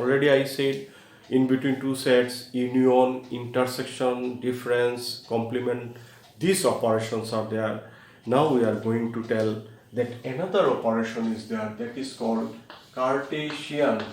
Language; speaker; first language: English; non-native, local second language; Bangla